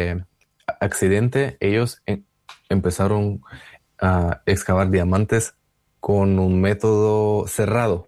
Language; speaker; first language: Spanish; non-native, learner; Russian